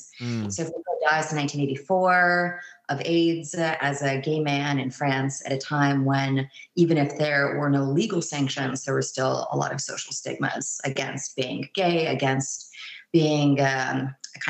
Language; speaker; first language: English; native; English